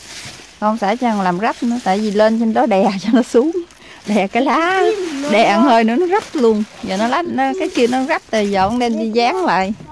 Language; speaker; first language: Vietnamese; native; Vietnamese